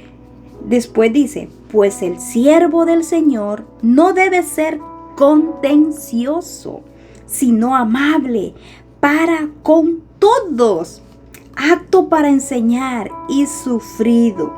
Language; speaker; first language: Spanish; native; Spanish